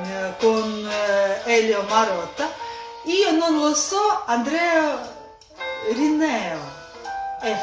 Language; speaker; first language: Italian; non-native, learner; Russian